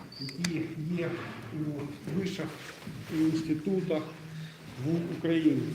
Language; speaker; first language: Ukrainian; non-native, local second language; Russian